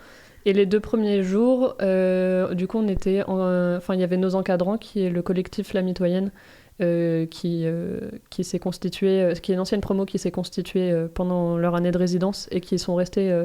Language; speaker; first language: French; native; French